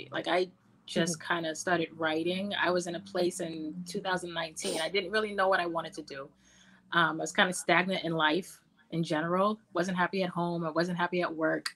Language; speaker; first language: English; native; English